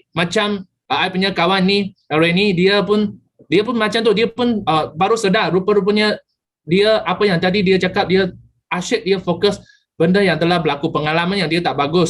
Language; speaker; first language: Malay; native; Malay